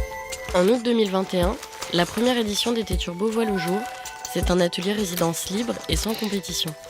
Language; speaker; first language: French; native; French